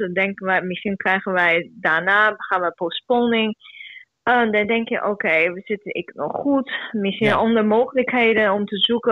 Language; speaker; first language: Dutch; non-native, fluent; Chinese